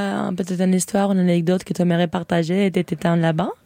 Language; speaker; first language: French; non-native, fluent; Spanish